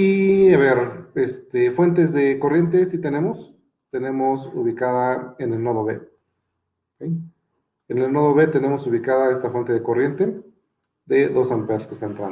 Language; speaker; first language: Spanish; native; Spanish